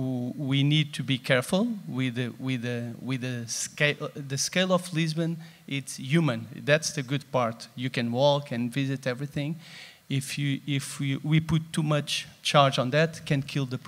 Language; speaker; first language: English; non-native, fluent; Portuguese